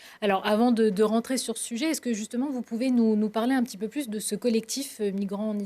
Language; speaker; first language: French; native; French